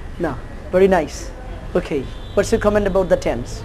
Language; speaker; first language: English; non-native, fluent; Bangla